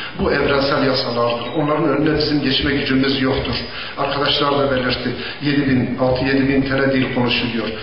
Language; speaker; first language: Turkish; non-native, local second language; Zaza